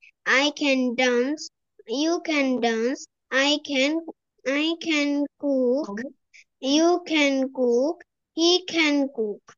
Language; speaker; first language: English; non-native, learner; Bangla